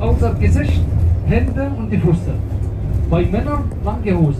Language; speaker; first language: German; non-native, fluent; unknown